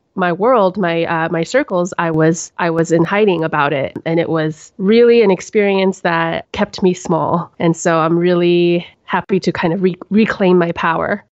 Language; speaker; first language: English; native; English